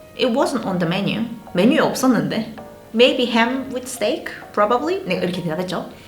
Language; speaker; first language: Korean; native; Korean